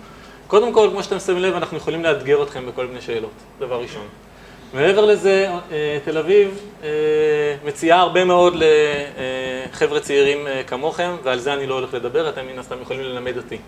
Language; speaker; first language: Hebrew; native; Hebrew